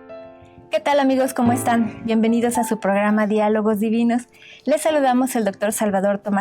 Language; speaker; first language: Spanish; native; Spanish